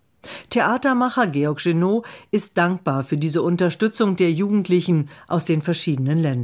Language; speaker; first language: German; native; German